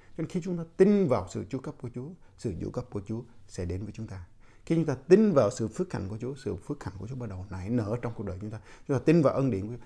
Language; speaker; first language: Vietnamese; non-native, local second language; Jarai